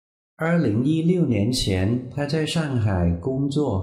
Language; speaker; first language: Chinese; non-native, fluent; Vietnamese